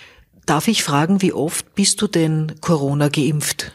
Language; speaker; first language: German; native; German